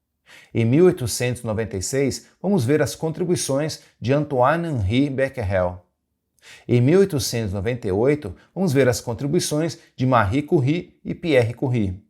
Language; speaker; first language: Portuguese; native; Portuguese